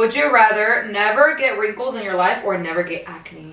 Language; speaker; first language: English; early bilingual, other home language; Spanish